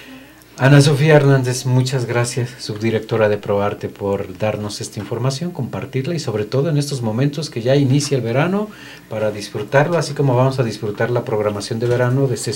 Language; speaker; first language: Spanish; native; Spanish